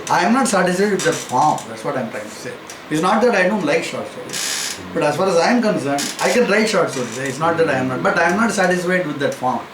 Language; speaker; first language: English; non-native, local second language; Tamil